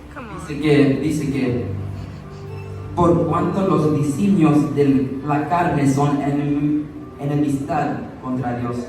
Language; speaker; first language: Spanish; early bilingual, heritage; Spanish